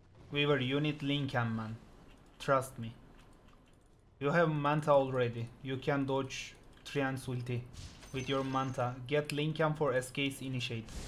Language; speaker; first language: English; non-native, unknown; Turkish